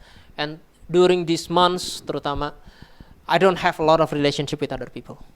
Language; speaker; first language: English; non-native, local second language; Indonesian